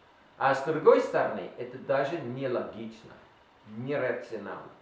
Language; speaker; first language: Russian; non-native, learner; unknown